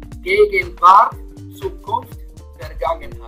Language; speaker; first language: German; non-native, fluent; Spanish